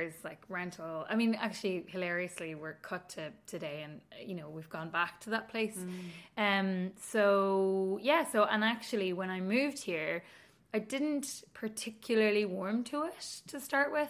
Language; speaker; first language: English; native; English